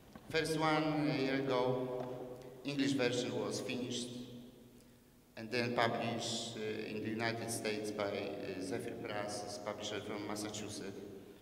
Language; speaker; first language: English; non-native, learner; Polish